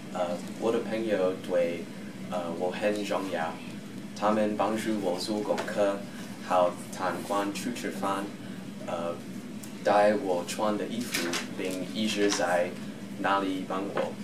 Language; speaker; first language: Chinese; non-native, learner; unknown